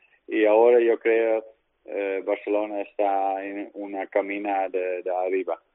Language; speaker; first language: Spanish; non-native, learner; Dutch